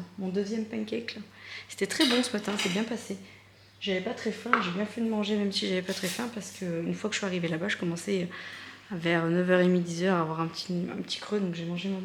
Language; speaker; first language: French; native; French